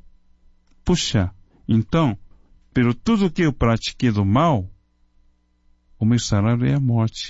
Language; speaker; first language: Portuguese; non-native, fluent; Chinese